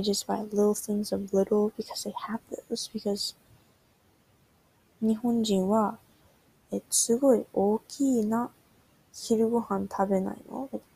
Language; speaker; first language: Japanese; early bilingual, heritage; Japanese